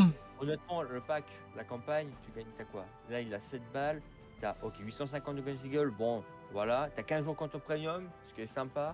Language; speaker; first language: French; native; French